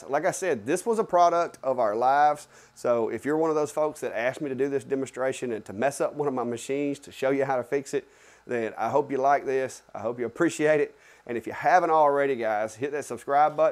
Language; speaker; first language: English; native; English